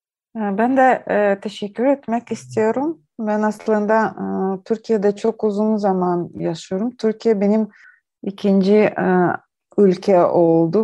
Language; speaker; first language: Turkish; non-native, learner; Ukrainian